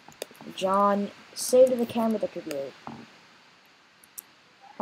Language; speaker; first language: English; native; English